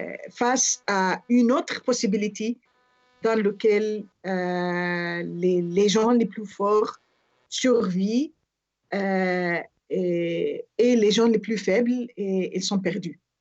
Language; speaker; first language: French; non-native, fluent; Arabic